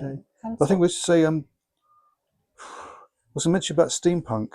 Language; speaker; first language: English; native; English